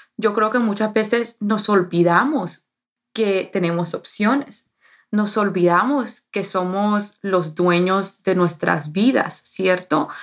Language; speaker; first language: Spanish; early bilingual, heritage; Spanish